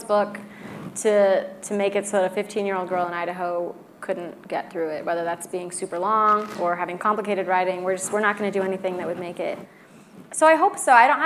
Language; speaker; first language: English; native; English